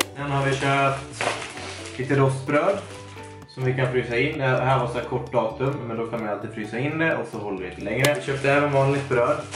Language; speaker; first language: Swedish; early bilingual, other home language; Kurdish